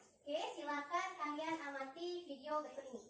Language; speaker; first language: Indonesian; native; Indonesian